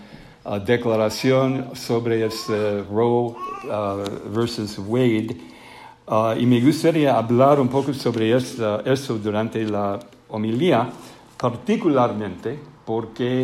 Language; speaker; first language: Spanish; non-native, fluent; English